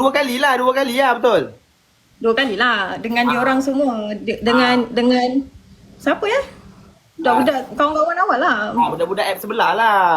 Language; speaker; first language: Malay; native; Malay